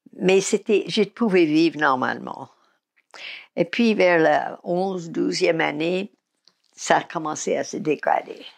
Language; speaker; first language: French; non-native, fluent; English